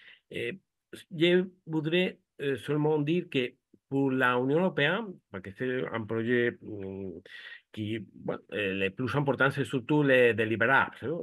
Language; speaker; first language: French; non-native, fluent; Spanish